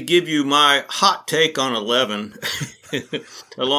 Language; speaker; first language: English; native; English